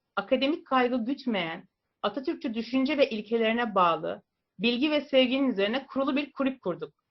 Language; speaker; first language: Turkish; native; Turkish